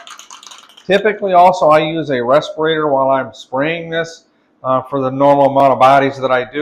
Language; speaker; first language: English; native; English